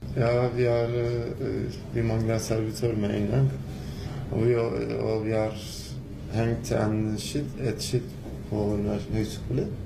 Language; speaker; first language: Norwegian; non-native, learner; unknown